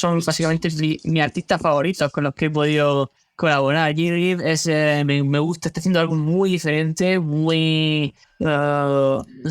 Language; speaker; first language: Spanish; native; Spanish